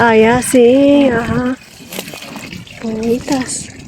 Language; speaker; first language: Spanish; non-native, learner; English